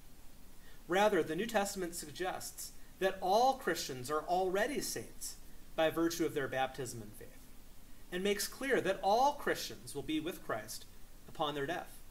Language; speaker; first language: English; native; English